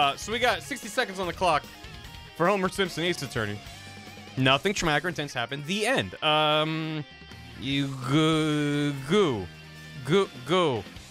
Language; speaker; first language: English; native; English